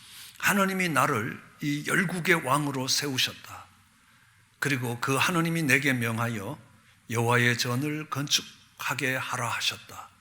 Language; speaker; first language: Korean; native; Korean